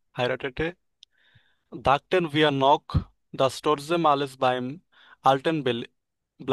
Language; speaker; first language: German; non-native, learner; Bangla